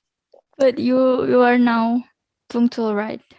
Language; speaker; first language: English; non-native, learner; Indonesian